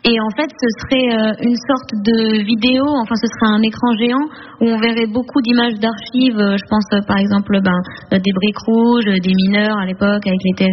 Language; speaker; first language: French; native; French